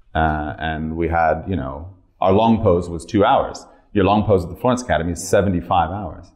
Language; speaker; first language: English; native; English